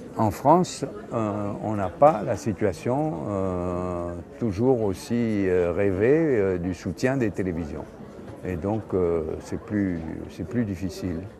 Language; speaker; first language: French; native; French